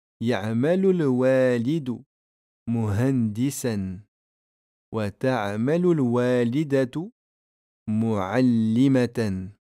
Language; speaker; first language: Arabic; non-native, fluent; French